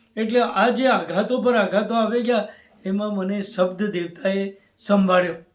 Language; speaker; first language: Gujarati; native; Gujarati